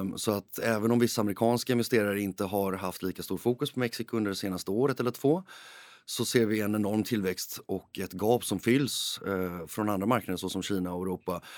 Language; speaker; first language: Swedish; early bilingual, heritage; Swedish